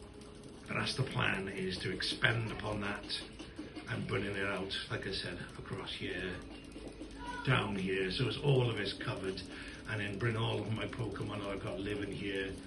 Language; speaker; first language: English; native; English